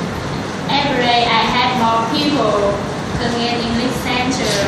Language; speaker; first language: English; non-native, learner; Vietnamese